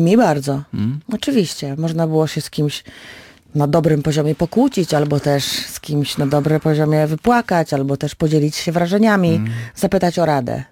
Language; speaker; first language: Polish; native; Polish